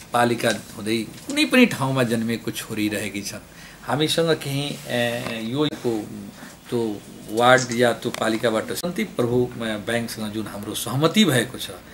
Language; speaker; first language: Nepali; non-native, local second language; Bhojpuri